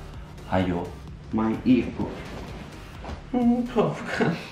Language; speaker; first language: Chinese; non-native, learner; Turkish